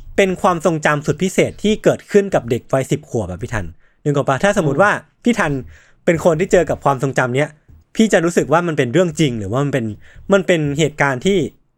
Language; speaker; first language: Thai; native; Thai